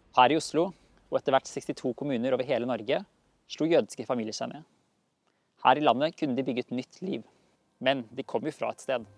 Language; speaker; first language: Norwegian; native; Norwegian